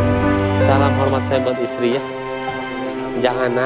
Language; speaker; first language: Indonesian; native; Indonesian